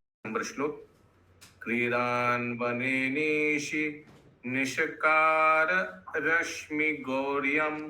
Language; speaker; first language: Hindi; non-native, local second language; Bangla